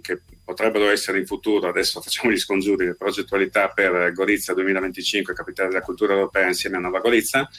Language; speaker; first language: Italian; native; Italian